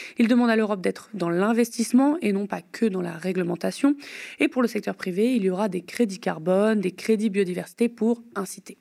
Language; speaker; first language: French; native; French